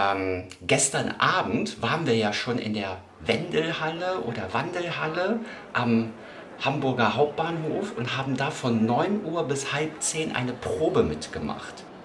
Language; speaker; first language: German; native; German